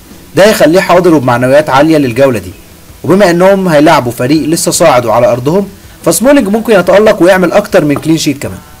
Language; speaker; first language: Arabic; native; Arabic